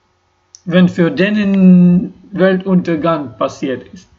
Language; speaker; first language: German; non-native, learner; Ukrainian